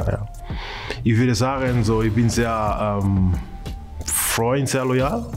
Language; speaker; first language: German; non-native, learner; Spanish